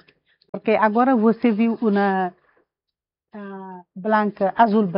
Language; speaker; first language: Portuguese; non-native, learner; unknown